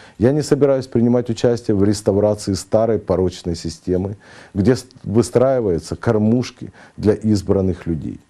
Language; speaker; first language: Russian; native; Russian